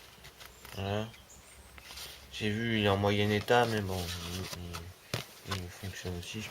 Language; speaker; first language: French; native; French